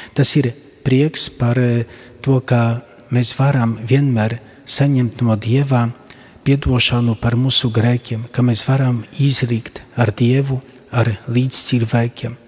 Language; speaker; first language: Latvian; non-native, fluent; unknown